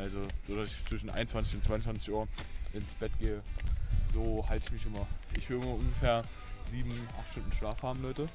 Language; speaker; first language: German; native; German